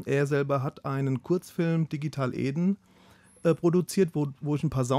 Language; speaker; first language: German; native; German